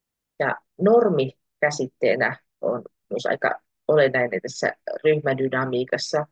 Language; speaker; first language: Finnish; native; Finnish